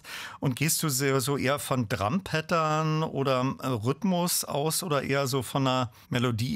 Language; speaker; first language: German; native; German